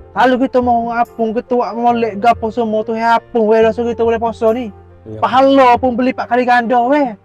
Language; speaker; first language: Malay; native; Malay